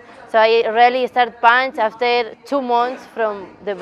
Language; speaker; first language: English; non-native, learner; Spanish